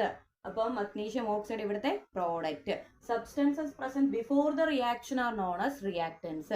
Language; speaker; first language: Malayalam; native; Malayalam